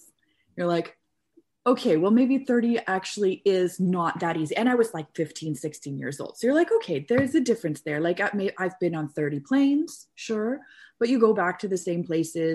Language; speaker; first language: English; native; English